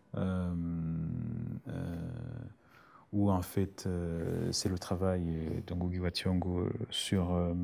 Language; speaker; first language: French; non-native, local second language; Rundi